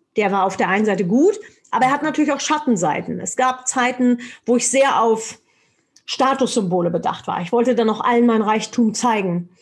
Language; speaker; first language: German; native; German